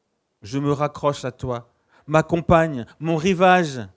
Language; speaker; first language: French; native; French